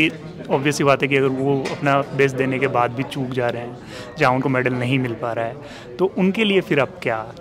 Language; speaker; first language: Hindi; native; Hindi